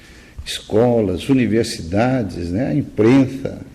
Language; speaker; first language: Portuguese; native; Portuguese